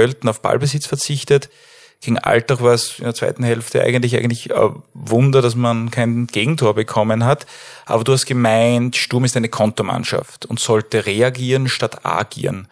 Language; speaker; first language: German; native; German